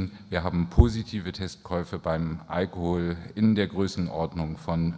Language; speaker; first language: German; native; German